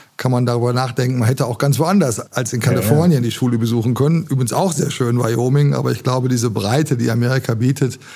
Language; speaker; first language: German; native; German